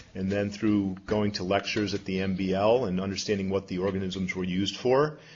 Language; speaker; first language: English; native; English